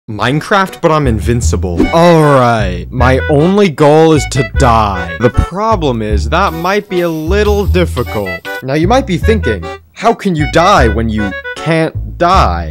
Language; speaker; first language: English; native; English